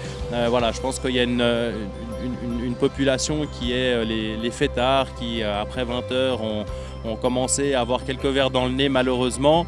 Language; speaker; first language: French; native; French